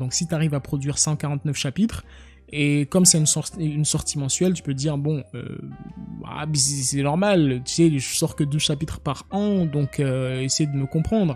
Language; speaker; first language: French; native; French